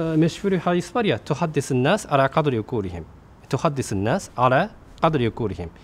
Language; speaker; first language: Turkish; non-native, fluent; Japanese